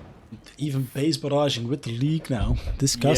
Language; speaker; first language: English; non-native, fluent; Dutch